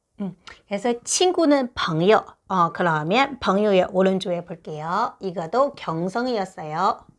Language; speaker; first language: Korean; non-native, fluent; Chinese